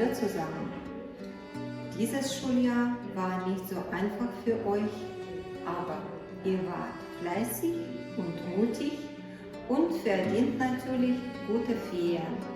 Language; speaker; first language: German; non-native, fluent; Ukrainian